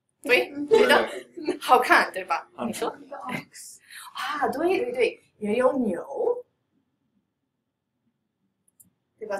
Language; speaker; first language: Chinese; non-native, fluent; English